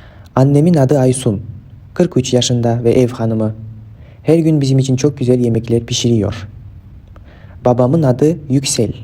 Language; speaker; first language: Turkish; non-native, fluent; Kyrgyz